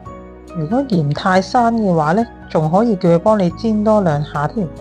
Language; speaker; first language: Chinese; native; Chinese